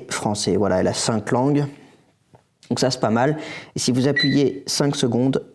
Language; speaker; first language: French; native; French